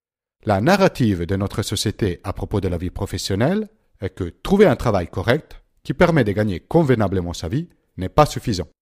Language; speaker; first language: French; non-native, fluent; Italian